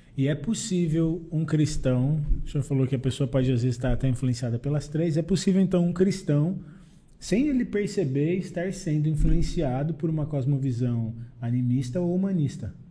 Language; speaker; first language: Portuguese; native; Portuguese